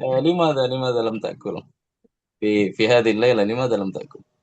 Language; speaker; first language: Arabic; non-native, learner; Indonesian